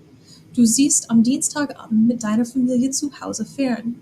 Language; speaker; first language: German; non-native, fluent; English